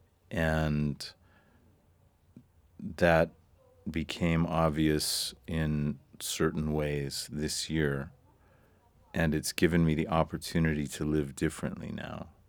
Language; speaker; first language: English; native; English